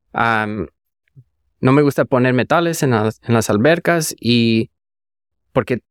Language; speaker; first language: Spanish; early bilingual, heritage; Spanish